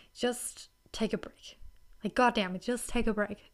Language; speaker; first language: English; non-native, fluent; German